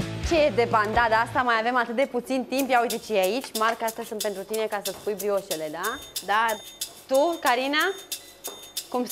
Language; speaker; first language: Romanian; native; Romanian